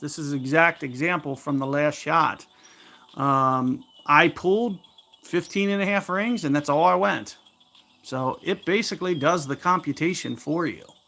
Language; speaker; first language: English; native; English